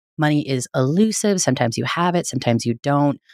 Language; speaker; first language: English; early bilingual, other home language; Filipino